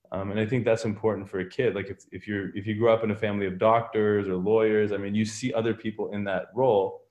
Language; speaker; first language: English; native; English